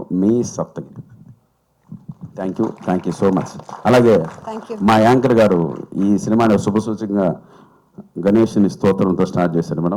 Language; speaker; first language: Telugu; native; Telugu